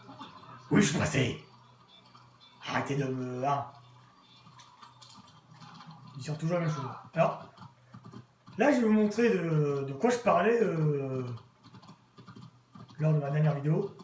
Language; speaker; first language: French; native; French